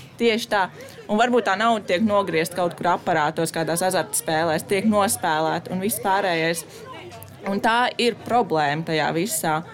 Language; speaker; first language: Latvian; native; Latvian